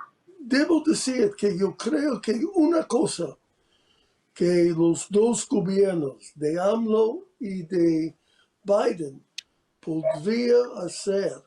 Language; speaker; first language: Spanish; non-native, fluent; English